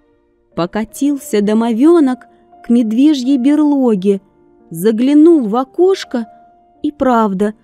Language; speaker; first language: Russian; native; Russian